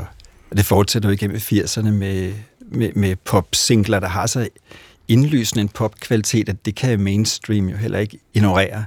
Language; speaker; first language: Danish; native; Danish